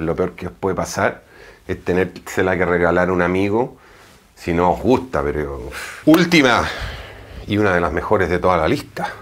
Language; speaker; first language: Spanish; native; Spanish